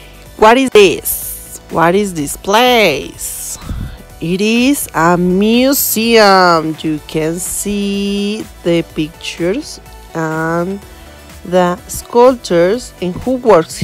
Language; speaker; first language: English; non-native, learner; Spanish